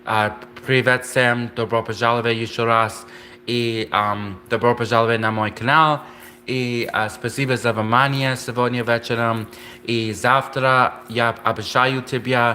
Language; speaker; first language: Russian; non-native, learner; English